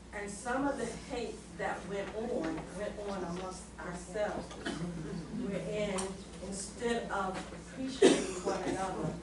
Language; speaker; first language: English; native; English